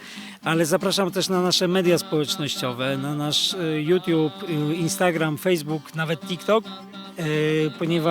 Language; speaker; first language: Polish; native; Polish